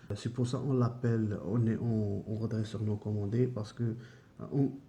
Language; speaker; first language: French; non-native, local second language; Arabic